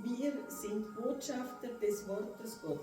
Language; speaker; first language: German; non-native, fluent; Portuguese